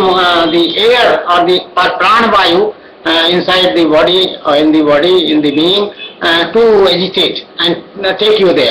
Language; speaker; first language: English; non-native, local second language; Odia